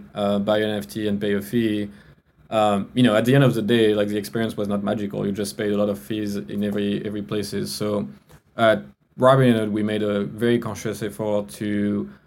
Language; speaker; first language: English; non-native, fluent; French